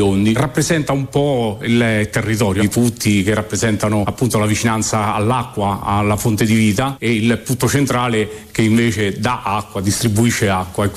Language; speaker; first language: Italian; native; Italian